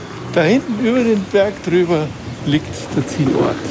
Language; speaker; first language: German; native; German